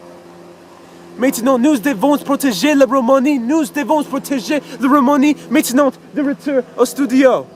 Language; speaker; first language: French; non-native, learner; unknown